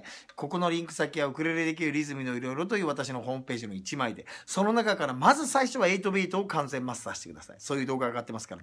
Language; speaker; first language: Japanese; native; Japanese